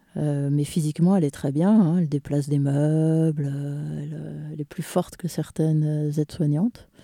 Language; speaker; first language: French; native; French